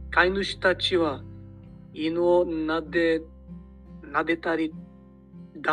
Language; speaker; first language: Japanese; non-native, learner; Portuguese